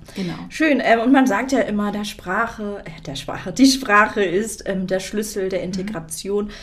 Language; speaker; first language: German; native; German